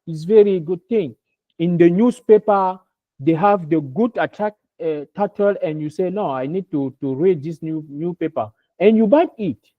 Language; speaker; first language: English; non-native, learner; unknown